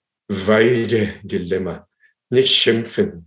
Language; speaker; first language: German; non-native, fluent; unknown